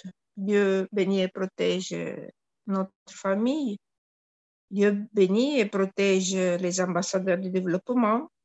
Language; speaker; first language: French; non-native, fluent; Italian